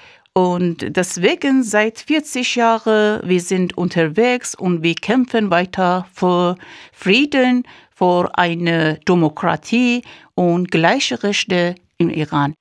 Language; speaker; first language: German; non-native, fluent; Persian